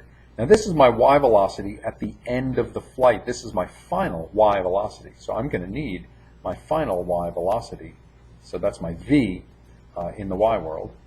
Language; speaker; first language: English; native; English